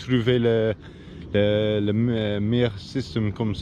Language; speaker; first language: French; non-native, learner; English